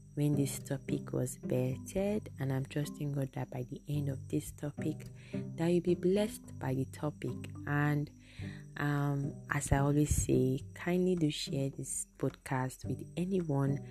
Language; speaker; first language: English; non-native, local second language; Igbo